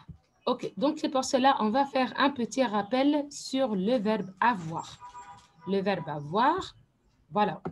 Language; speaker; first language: French; non-native, fluent; Arabic